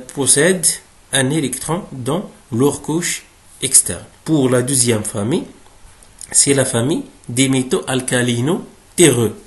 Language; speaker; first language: French; non-native, local second language; Arabic